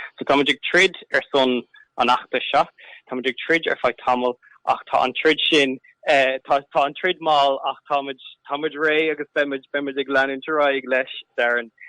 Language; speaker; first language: Irish; non-native, local second language; English